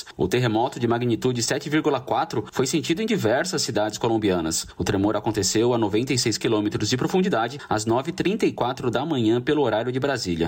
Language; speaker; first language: Portuguese; native; Portuguese